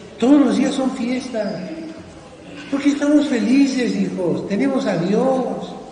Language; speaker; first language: Spanish; native; Spanish